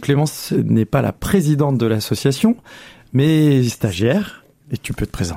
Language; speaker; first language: French; native; French